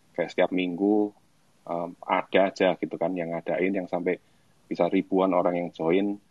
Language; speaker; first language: Indonesian; native; Indonesian